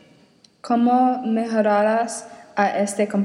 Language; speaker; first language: Spanish; non-native, learner; English